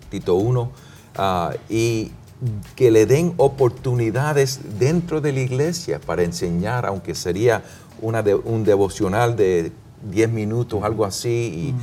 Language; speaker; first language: Spanish; non-native, fluent; English